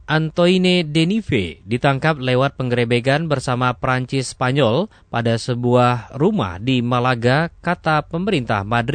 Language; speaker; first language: Indonesian; native; Indonesian